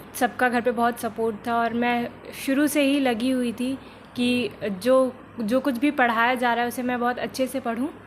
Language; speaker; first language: Hindi; native; Hindi